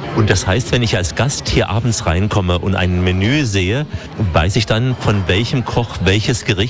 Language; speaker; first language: German; native; German